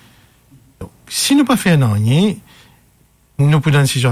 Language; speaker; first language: French; non-native, local second language; Morisyen